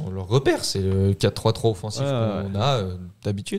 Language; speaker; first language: French; native; French